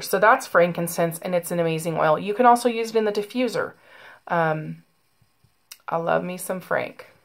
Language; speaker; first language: English; native; English